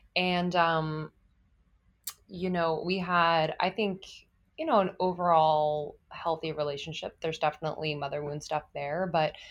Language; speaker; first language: English; native; English